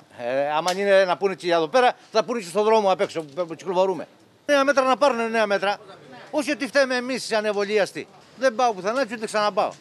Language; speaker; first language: Greek; native; Greek